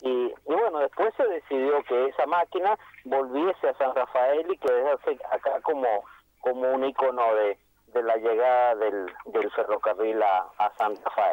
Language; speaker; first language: Spanish; native; Spanish